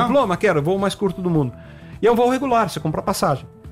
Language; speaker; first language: Portuguese; native; Portuguese